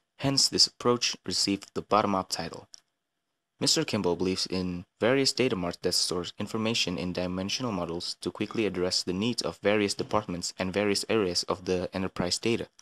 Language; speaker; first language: English; non-native, fluent; Indonesian